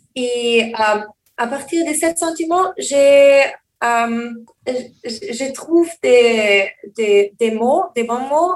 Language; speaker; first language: French; non-native, learner; German